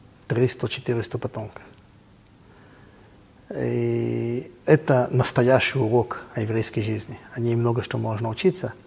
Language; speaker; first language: Russian; non-native, fluent; Hebrew